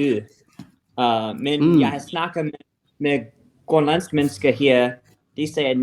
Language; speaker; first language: Danish; non-native, learner; English